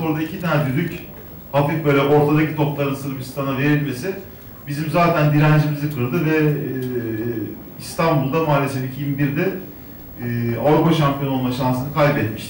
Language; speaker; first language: Turkish; native; Turkish